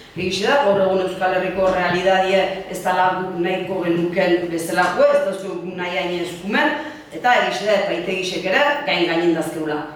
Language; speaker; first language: Basque; native; Basque